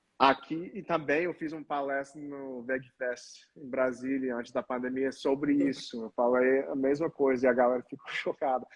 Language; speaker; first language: Portuguese; non-native, fluent; English